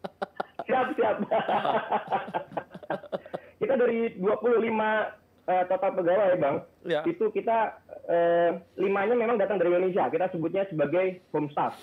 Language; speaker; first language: Indonesian; native; Indonesian